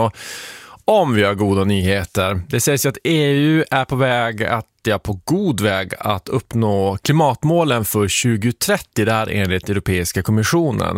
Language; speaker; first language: Swedish; native; Swedish